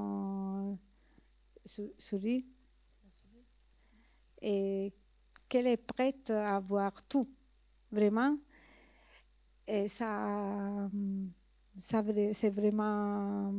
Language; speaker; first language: French; non-native, learner; Italian